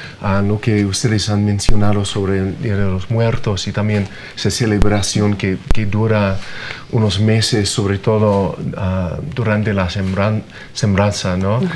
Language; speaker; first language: Spanish; non-native, fluent; English